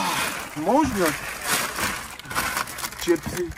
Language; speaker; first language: Ukrainian; non-native, learner; English